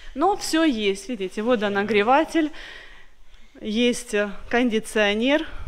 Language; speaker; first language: Russian; native; Russian